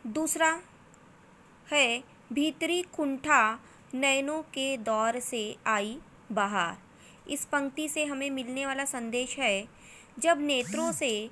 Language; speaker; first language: Hindi; non-native, local second language; Marathi